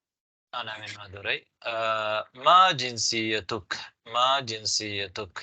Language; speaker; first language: Arabic; non-native, fluent; Tamil